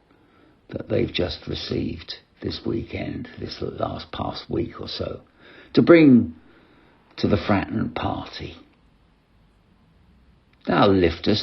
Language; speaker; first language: English; native; English